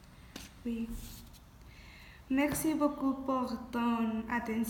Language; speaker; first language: French; non-native, learner; Spanish